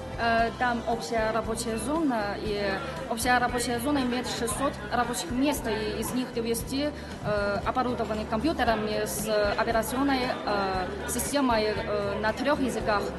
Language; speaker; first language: Russian; non-native, learner; Chinese